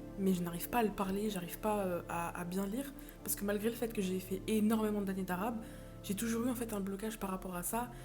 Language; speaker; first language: French; native; French